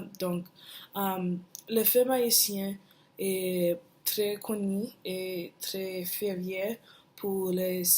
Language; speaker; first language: French; non-native, learner; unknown